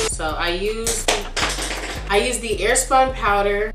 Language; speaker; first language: English; native; English